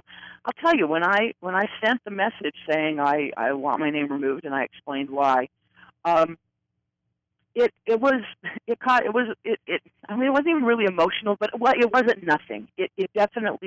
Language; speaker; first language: English; native; English